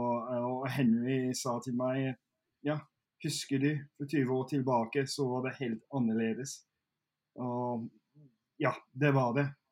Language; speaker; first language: Norwegian; non-native, fluent; English